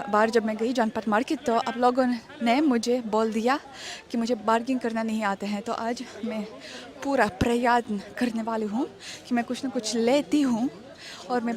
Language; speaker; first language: Hindi; non-native, learner; Russian